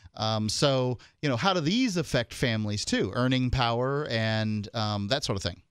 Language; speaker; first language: English; native; English